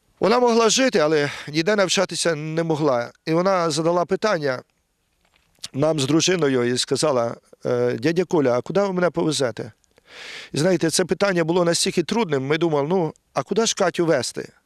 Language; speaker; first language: Ukrainian; native; Ukrainian